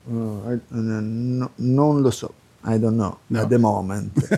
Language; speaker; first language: English; non-native, learner; Italian